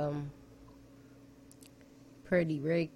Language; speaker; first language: English; native; English